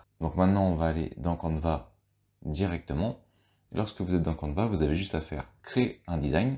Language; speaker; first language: French; native; French